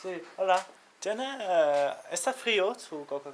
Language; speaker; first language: Spanish; non-native, learner; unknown